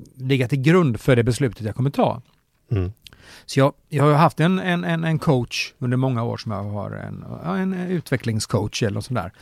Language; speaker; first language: Swedish; native; Swedish